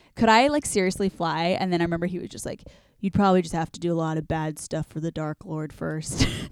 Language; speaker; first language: English; native; English